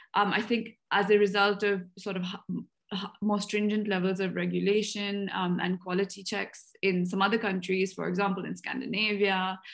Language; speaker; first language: English; native; English